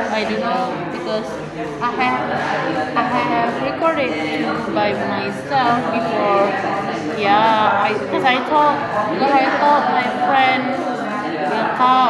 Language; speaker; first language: English; non-native, learner; Indonesian